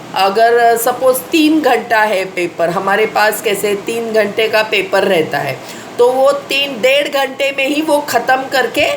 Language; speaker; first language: Hindi; non-native, local second language; Marathi